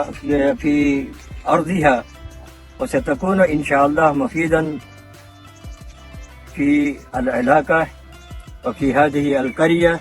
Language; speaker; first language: Arabic; non-native, learner; Urdu